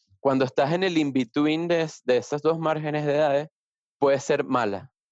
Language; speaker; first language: Spanish; native; Spanish